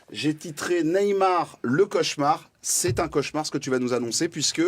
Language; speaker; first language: French; native; French